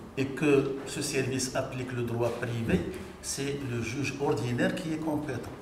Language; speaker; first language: French; non-native, local second language; Arabic